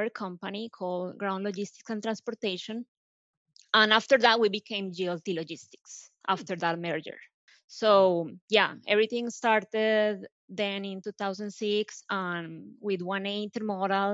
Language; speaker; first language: English; non-native, fluent; Spanish